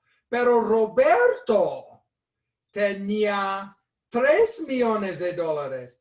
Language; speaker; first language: Spanish; non-native, fluent; English